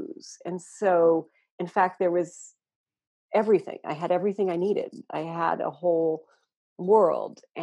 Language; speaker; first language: English; native; English